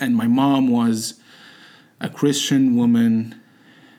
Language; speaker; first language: English; non-native, fluent; Arabic